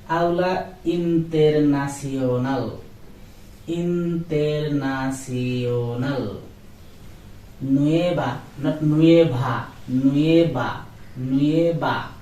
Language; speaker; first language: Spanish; non-native, learner; Bangla